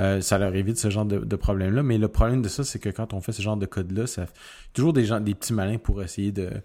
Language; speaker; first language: French; native; French